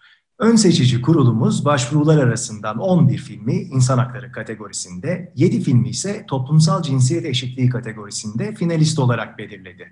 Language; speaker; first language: Turkish; native; Turkish